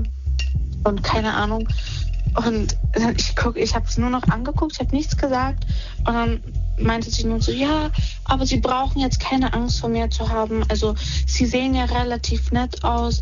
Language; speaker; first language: German; native; German